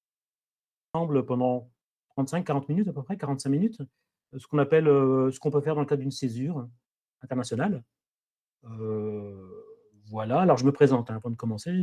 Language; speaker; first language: French; native; French